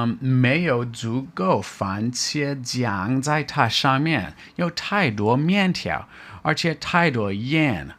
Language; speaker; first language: Chinese; non-native, fluent; English